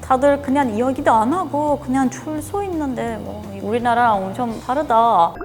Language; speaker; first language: Korean; non-native, fluent; Turkish